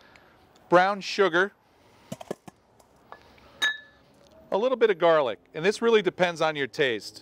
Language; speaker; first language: English; native; English